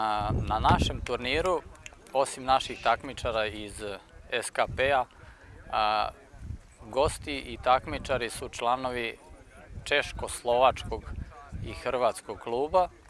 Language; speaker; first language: Bosnian; native; Bosnian